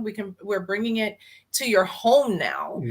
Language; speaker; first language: English; native; English